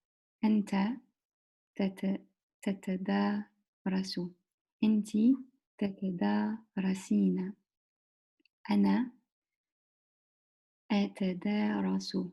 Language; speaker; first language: Arabic; non-native, learner; English